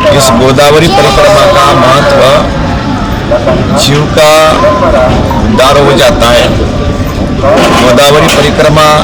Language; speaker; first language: Hindi; non-native, local second language; Marathi